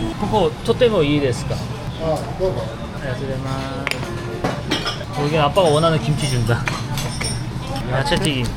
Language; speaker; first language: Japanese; non-native, learner; Korean